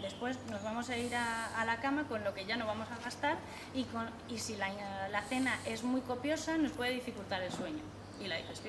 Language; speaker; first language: Spanish; native; Spanish